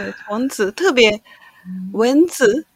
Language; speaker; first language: Chinese; non-native, learner; Japanese